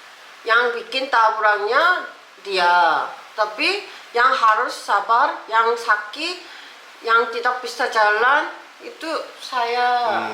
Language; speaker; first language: Indonesian; non-native, learner; Korean